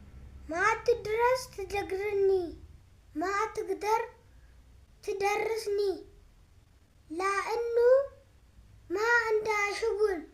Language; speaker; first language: Arabic; non-native, learner; Amharic